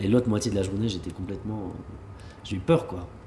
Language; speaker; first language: French; native; French